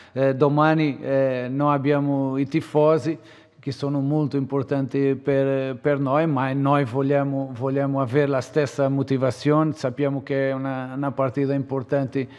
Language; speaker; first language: Italian; non-native, fluent; Portuguese